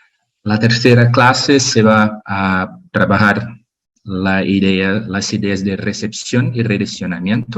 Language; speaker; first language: Spanish; non-native, learner; Portuguese